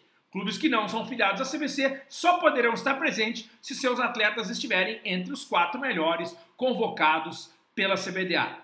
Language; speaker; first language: Portuguese; native; Portuguese